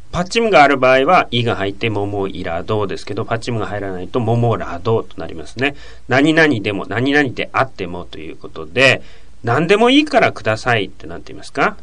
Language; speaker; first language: Japanese; native; Japanese